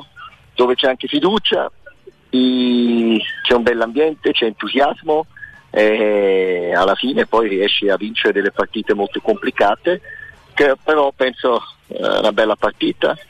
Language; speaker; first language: Italian; early bilingual, heritage; Italian